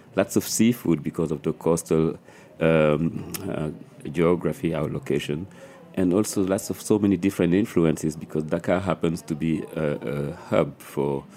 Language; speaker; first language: English; non-native, fluent; French